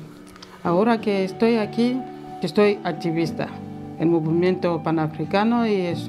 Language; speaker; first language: Spanish; non-native, fluent; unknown